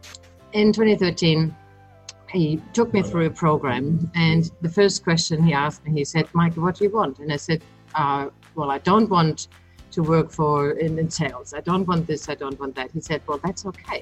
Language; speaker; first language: English; non-native, fluent; German